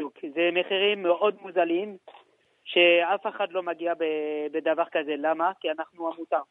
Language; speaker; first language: Hebrew; non-native, fluent; French